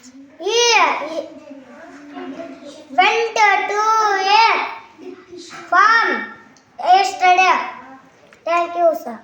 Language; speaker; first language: English; non-native, learner; Telugu